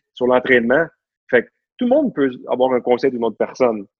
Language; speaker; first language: French; native; French